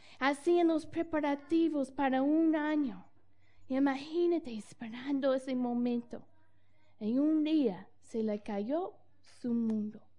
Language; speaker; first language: Spanish; non-native, fluent; English